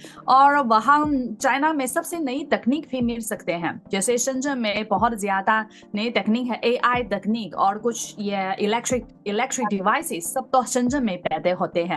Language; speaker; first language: Hindi; non-native, fluent; Chinese